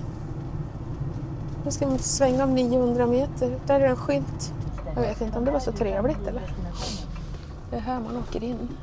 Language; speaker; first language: Swedish; native; Swedish